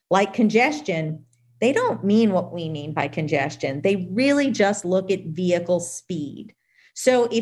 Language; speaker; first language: English; native; English